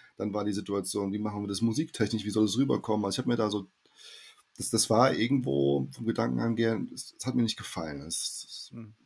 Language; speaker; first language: German; early bilingual, heritage; German